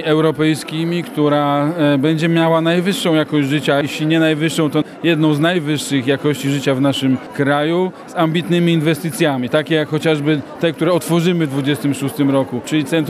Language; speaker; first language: Polish; native; Polish